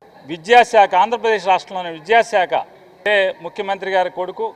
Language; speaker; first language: Telugu; native; Telugu